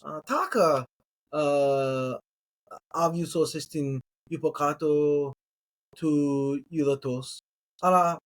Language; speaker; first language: Greek; non-native, learner; English